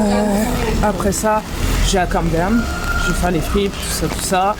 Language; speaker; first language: French; native; French